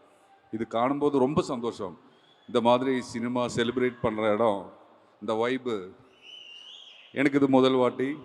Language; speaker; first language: Tamil; non-native, learner; Malayalam